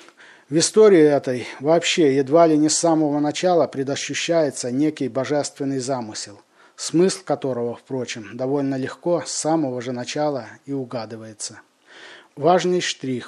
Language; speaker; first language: Russian; native; Russian